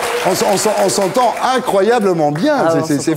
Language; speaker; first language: French; native; French